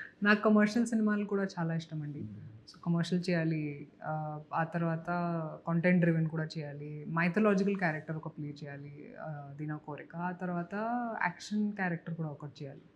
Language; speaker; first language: Telugu; non-native, fluent; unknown